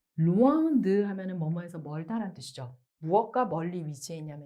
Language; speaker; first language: Korean; native; Korean